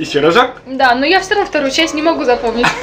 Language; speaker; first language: Russian; native; Russian